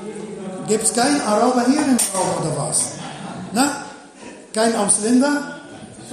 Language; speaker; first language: German; non-native, fluent; Arabic